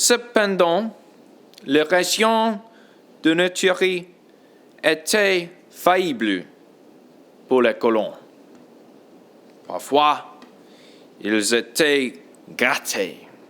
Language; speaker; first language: French; non-native, learner; English